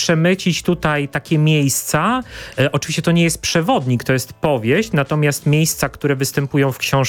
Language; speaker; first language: Polish; native; Polish